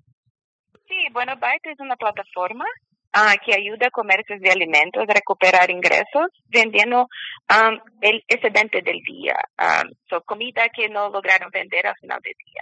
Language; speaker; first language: Spanish; non-native, learner; Portuguese